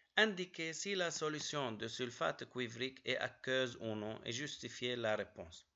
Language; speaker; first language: French; non-native, local second language; Arabic